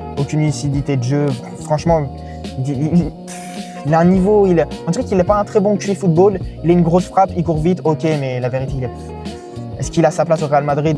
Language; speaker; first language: French; native; French